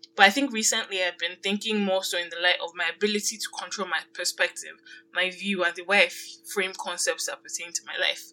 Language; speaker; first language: English; non-native, local second language; Yoruba